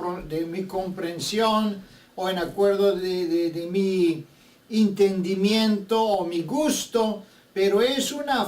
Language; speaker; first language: Spanish; non-native, fluent; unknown